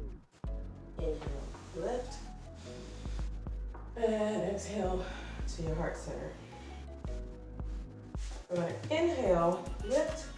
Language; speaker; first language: English; native; English